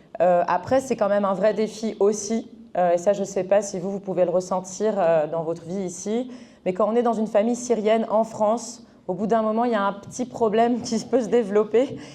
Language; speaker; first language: French; early bilingual, other home language; Arabic